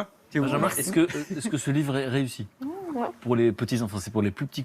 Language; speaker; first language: French; native; French